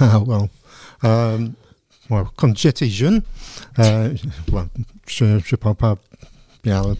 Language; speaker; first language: French; non-native, learner; English